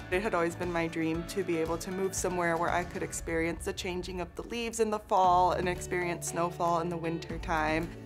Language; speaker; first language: English; native; English